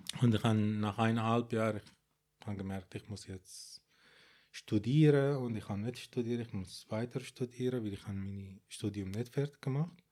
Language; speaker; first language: German; non-native, fluent; Arabic